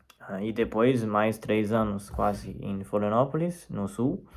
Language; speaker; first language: Portuguese; non-native, fluent; Chinese